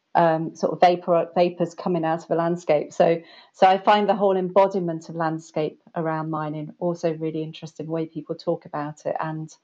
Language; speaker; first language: English; native; English